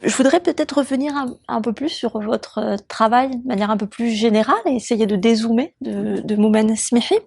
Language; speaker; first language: French; native; French